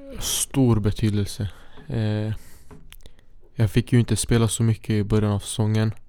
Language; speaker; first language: Swedish; early bilingual, other home language; Syriac